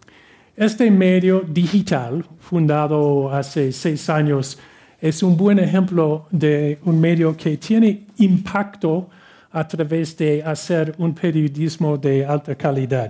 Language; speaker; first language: Spanish; non-native, fluent; English